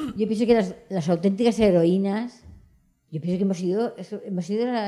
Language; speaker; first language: Spanish; native; Spanish